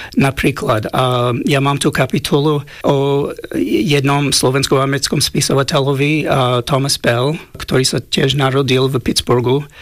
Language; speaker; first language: Slovak; non-native, fluent; English